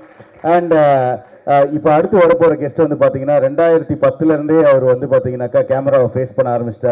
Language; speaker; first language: Tamil; native; Tamil